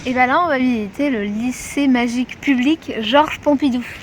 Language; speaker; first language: French; native; French